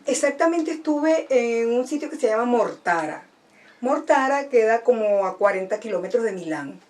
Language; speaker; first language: Spanish; native; Spanish